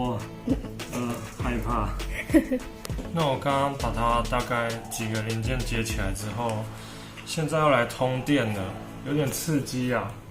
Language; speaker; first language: Chinese; native; Chinese